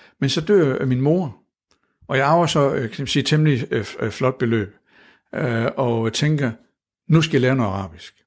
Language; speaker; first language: Danish; native; Danish